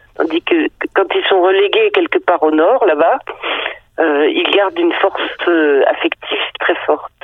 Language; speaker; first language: French; early bilingual, other home language; Danish